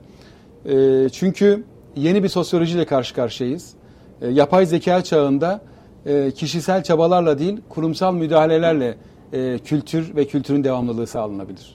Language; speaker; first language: Turkish; native; Turkish